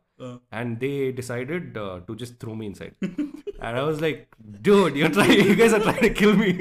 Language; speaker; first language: English; non-native, local second language; Tamil